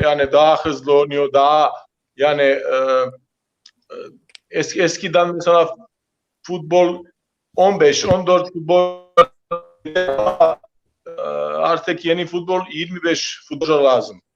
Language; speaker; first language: Turkish; non-native, learner; Croatian